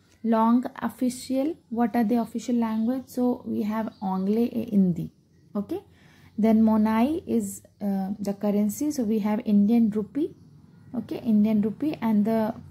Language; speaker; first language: English; non-native, local second language; Hindi